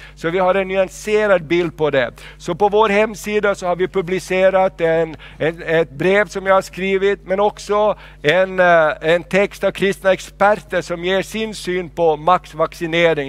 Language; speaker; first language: Swedish; non-native, fluent; Spanish